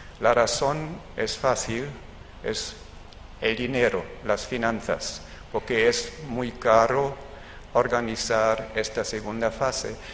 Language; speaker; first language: Spanish; non-native, fluent; German